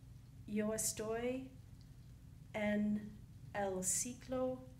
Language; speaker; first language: Spanish; non-native, learner; English